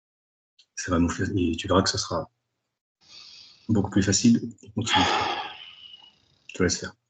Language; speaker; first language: French; native; French